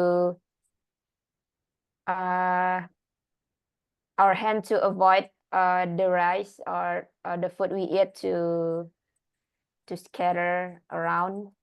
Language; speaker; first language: English; non-native, learner; Indonesian